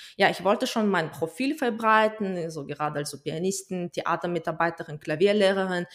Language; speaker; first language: German; non-native, fluent; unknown